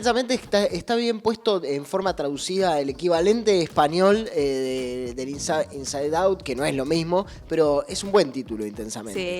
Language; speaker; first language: Spanish; native; Spanish